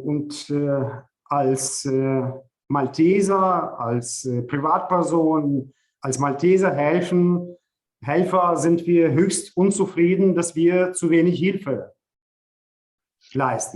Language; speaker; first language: German; non-native, fluent; Ukrainian